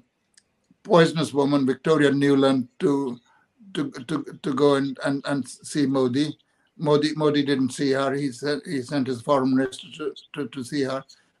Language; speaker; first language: English; non-native, local second language; Punjabi